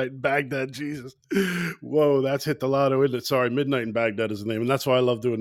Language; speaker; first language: English; native; English